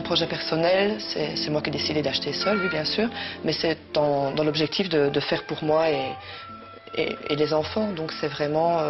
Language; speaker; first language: French; native; French